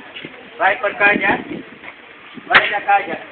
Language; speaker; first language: Portuguese; non-native, learner; Gujarati